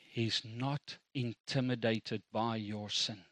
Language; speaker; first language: English; non-native, local second language; Afrikaans